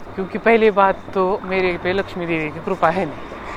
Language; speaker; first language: Hindi; non-native, local second language; Marathi